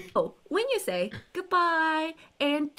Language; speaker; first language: English; non-native, fluent; Korean